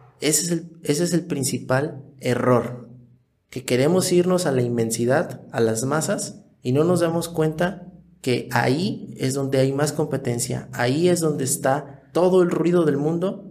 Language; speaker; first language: Spanish; native; Spanish